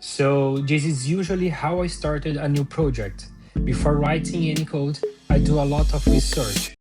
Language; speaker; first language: English; non-native, fluent; Portuguese